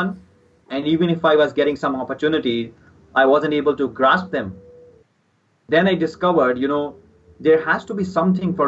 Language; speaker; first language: English; non-native, local second language; Punjabi